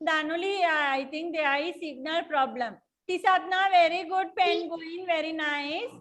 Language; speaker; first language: English; non-native, local second language; Sinhala